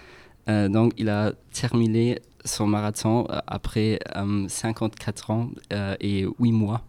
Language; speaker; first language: French; non-native, fluent; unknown